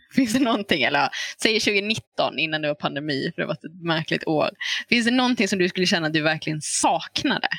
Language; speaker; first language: Swedish; native; Swedish